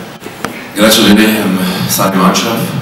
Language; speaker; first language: German; non-native, learner; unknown